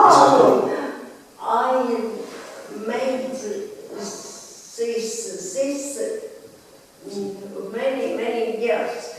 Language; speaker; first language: English; non-native, learner; Latvian